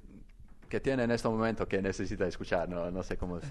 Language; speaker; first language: Spanish; non-native, learner; Croatian